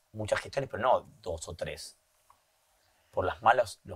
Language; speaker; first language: Spanish; native; Spanish